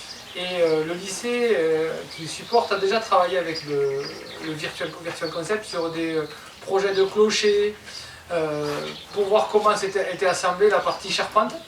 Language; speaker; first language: French; native; French